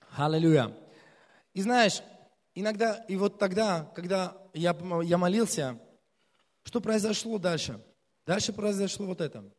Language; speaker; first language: Russian; non-native, local second language; Armenian